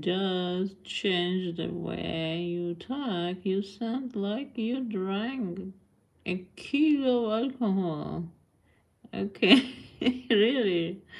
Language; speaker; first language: English; non-native, learner; Persian